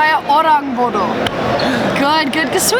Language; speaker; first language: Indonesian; non-native, learner; English